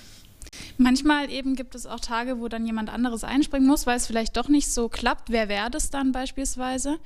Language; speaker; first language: German; native; German